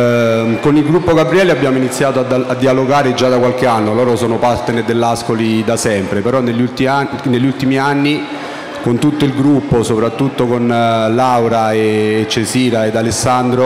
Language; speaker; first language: Italian; native; Italian